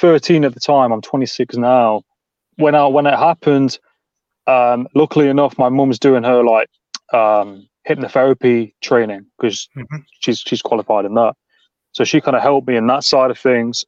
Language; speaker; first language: English; native; English